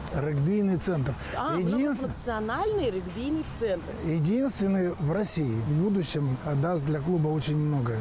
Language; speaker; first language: Russian; native; Russian